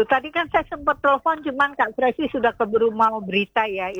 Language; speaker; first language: Indonesian; native; Indonesian